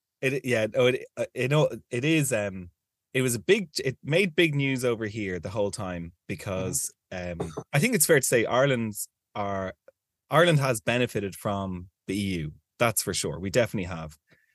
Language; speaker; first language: English; native; English